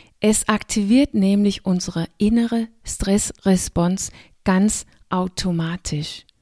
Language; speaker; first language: German; non-native, fluent; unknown